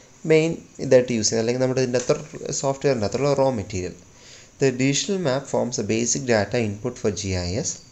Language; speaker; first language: English; non-native, local second language; Malayalam